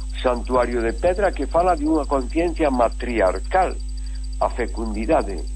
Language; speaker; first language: Galician; native; Galician